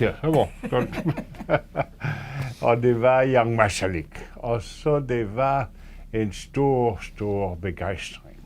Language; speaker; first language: Danish; non-native, fluent; French